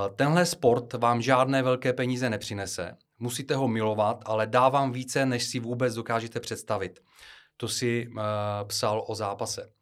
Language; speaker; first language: Czech; non-native, fluent; Bulgarian